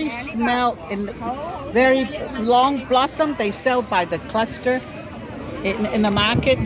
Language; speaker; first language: English; non-native, learner; Cantonese